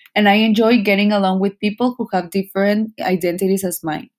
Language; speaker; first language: English; non-native, fluent; Spanish